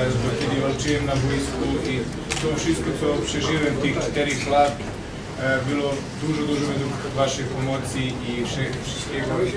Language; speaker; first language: Polish; non-native, fluent; Serbian